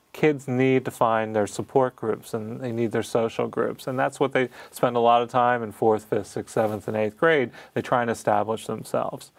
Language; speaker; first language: English; native; English